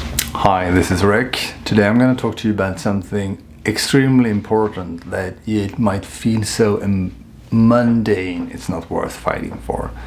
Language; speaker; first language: English; non-native, fluent; Swedish